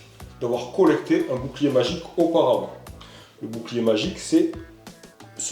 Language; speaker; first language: French; native; French